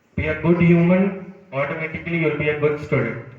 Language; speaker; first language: English; non-native, local second language; Telugu